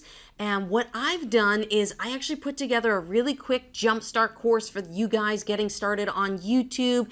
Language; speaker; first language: English; native; English